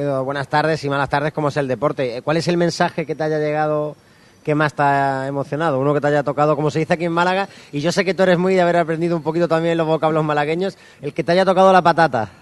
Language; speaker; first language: Spanish; native; Spanish